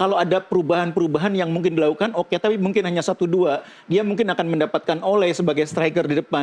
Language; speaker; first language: Indonesian; native; Indonesian